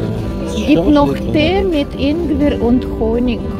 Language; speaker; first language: German; non-native, fluent; Russian